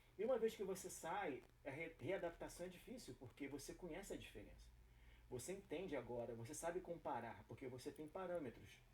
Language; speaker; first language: Portuguese; native; Portuguese